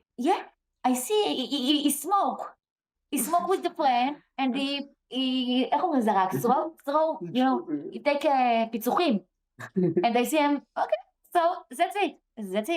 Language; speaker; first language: English; non-native, learner; Hebrew